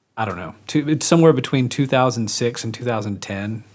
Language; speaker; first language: English; native; English